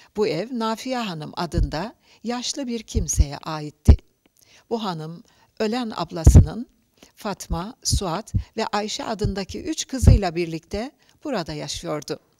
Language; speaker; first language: Turkish; native; Turkish